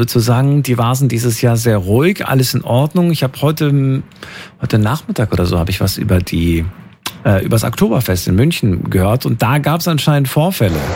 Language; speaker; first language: German; native; German